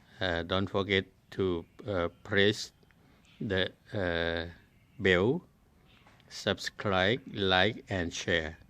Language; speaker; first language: English; non-native, learner; Thai